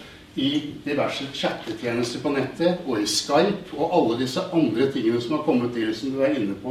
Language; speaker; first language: Norwegian; native; Norwegian